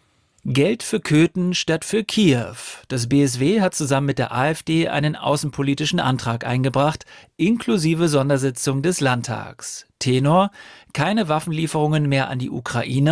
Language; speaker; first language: German; native; German